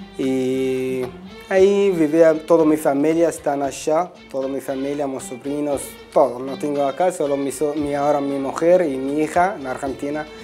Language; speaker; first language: Spanish; non-native, fluent; Arabic